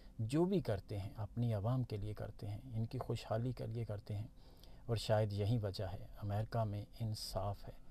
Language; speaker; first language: Urdu; native; Urdu